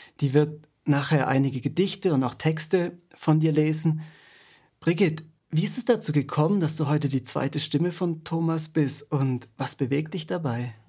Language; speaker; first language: German; native; German